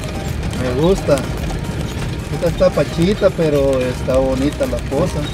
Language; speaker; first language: Spanish; native; Spanish